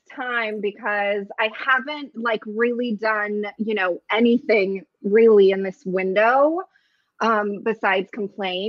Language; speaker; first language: English; early bilingual, other home language; Russian